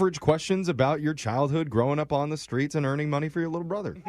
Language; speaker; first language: English; native; English